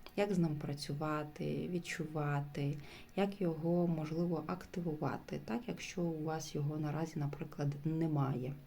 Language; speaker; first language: Ukrainian; non-native, local second language; Russian